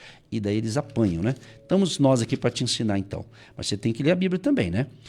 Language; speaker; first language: Portuguese; native; Portuguese